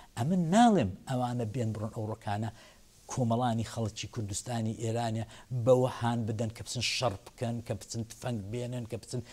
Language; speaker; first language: Central Kurdish; native; Central Kurdish